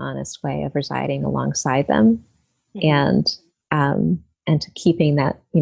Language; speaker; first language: English; native; English